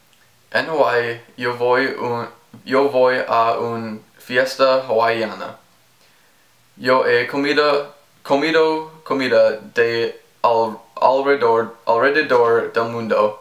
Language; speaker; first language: Spanish; non-native, learner; English